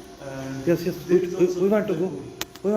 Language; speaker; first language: English; non-native, learner; Urdu